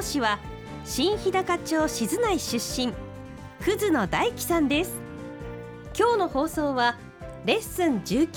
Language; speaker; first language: Japanese; native; Japanese